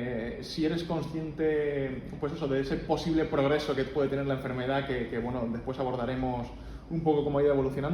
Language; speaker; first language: Spanish; native; Spanish